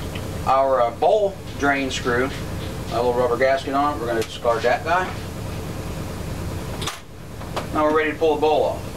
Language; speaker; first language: English; native; English